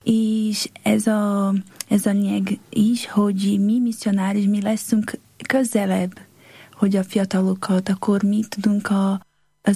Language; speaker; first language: Hungarian; non-native, learner; Portuguese